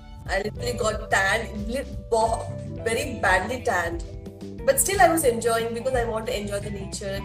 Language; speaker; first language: English; non-native, local second language; Telugu